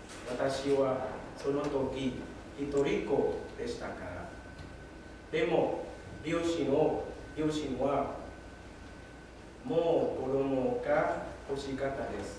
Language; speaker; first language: Japanese; non-native, learner; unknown